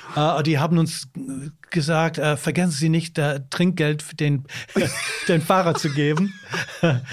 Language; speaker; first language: German; non-native, fluent; English